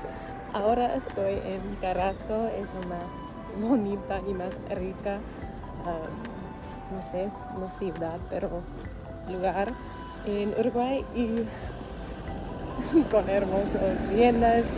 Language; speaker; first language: Spanish; non-native, learner; English